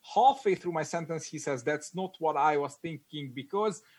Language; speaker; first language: English; non-native, fluent; Hungarian